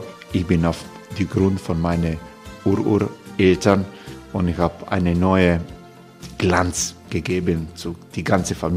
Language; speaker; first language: German; non-native, learner; Croatian